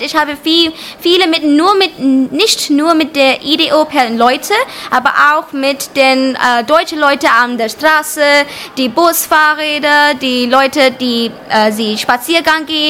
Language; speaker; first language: German; non-native, learner; Bangla